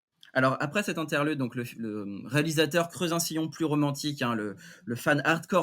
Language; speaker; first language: French; native; French